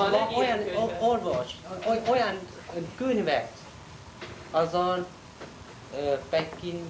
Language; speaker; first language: Hungarian; non-native, learner; Chinese